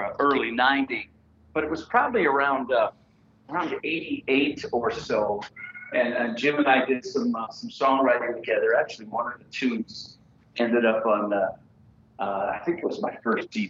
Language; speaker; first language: English; native; English